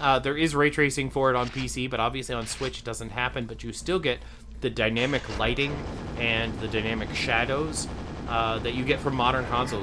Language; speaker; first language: English; native; English